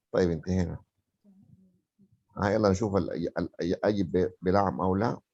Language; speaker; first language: Arabic; native; Arabic